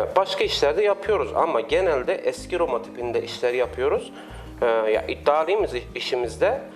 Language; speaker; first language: Turkish; non-native, fluent; Persian